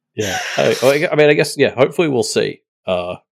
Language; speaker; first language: English; native; English